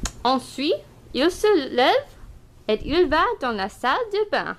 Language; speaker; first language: French; non-native, learner; English